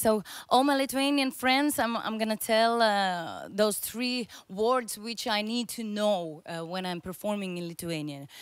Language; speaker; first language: English; non-native, fluent; Latvian